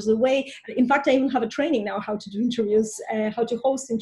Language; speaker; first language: English; non-native, fluent; Russian